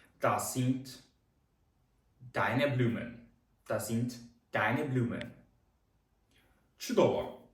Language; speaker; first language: German; non-native, fluent; Ukrainian